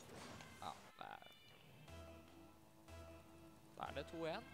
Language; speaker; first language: Norwegian; native; Norwegian